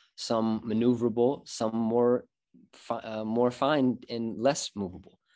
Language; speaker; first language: English; native; English